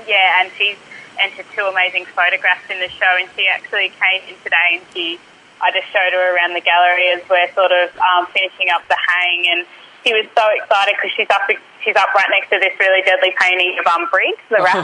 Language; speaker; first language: English; native; English